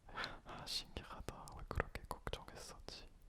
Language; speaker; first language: Korean; non-native, fluent; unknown